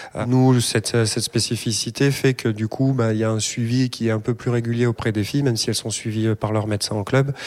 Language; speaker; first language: French; native; French